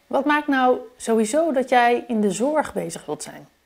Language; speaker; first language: Dutch; native; Dutch